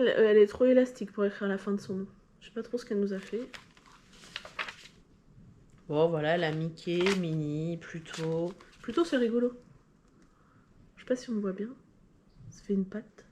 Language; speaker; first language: French; native; French